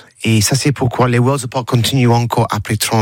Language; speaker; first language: French; non-native, learner; English